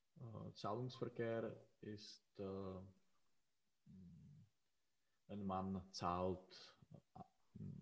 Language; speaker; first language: German; non-native, learner; Czech